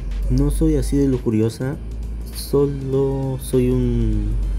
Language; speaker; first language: Spanish; native; Spanish